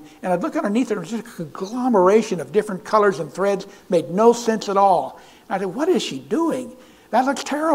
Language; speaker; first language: English; native; English